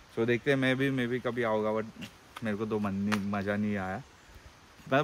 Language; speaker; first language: Hindi; non-native, local second language; Marathi